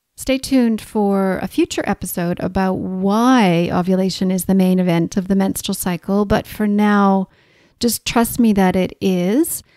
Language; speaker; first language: English; native; English